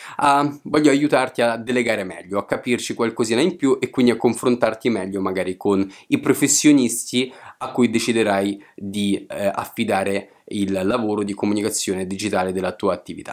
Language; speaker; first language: Italian; native; Italian